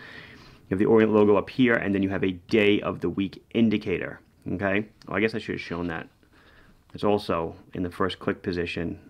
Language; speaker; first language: English; native; English